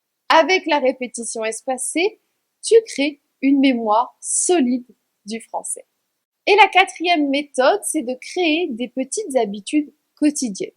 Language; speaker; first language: French; native; French